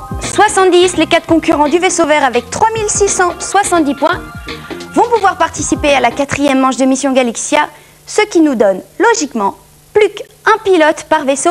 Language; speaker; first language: French; native; French